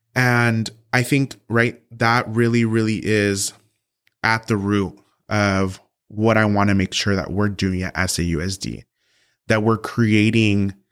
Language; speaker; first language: English; early bilingual, other home language; Spanish